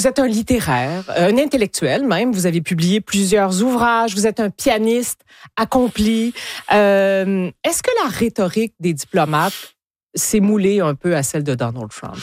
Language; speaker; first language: French; native; French